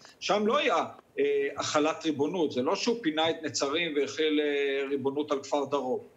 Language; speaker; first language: Hebrew; native; Hebrew